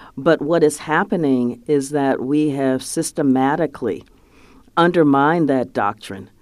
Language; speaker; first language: English; native; English